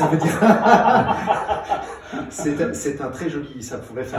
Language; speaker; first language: French; native; French